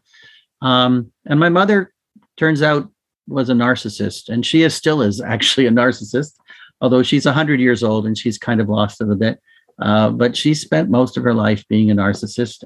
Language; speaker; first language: English; native; English